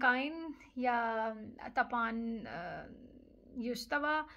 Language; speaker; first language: Finnish; non-native, learner; Urdu